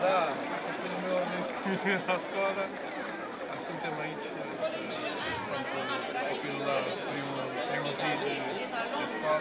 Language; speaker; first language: Romanian; non-native, learner; Portuguese